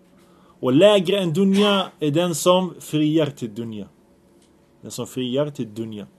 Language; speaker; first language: Swedish; early bilingual, other home language; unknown